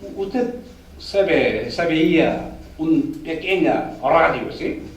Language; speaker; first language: Spanish; non-native, learner; Korean